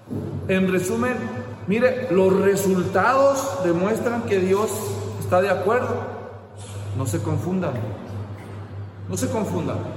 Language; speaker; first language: Spanish; native; Spanish